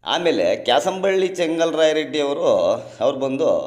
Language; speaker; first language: Kannada; non-native, local second language; Telugu